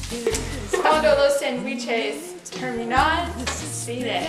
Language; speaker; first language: Spanish; non-native, learner; English